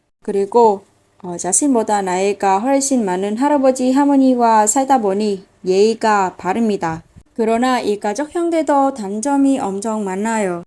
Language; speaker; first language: Korean; non-native, fluent; Vietnamese